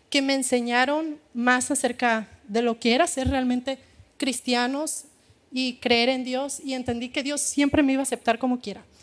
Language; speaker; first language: Spanish; native; Spanish